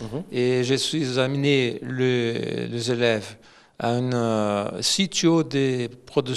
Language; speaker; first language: French; non-native, fluent; Portuguese